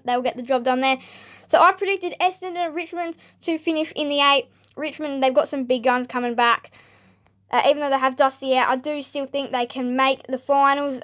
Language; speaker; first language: English; native; English